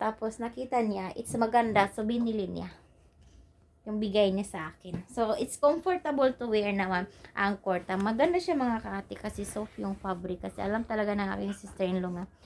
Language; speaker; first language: Filipino; non-native, local second language; Cebuano